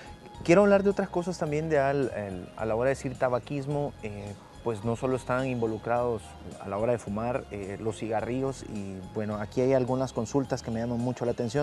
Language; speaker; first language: Spanish; native; Spanish